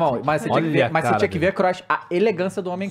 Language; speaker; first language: Portuguese; native; Portuguese